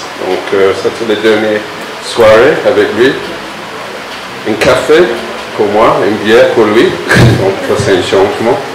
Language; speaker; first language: French; non-native, fluent; English